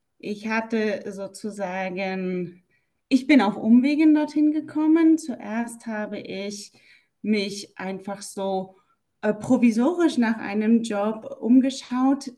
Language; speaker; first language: German; native; German